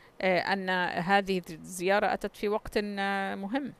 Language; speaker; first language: Arabic; non-native, fluent; Chinese